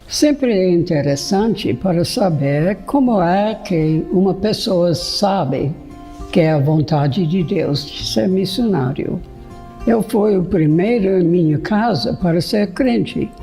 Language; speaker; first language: Portuguese; non-native, fluent; English